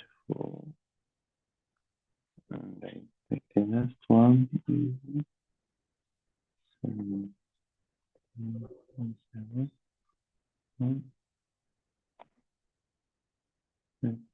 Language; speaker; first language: English; non-native, learner; Portuguese